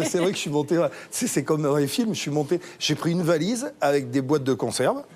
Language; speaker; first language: French; native; French